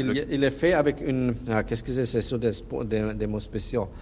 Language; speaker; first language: French; non-native, learner; German